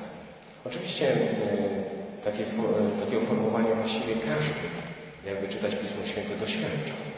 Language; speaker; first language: Polish; native; Polish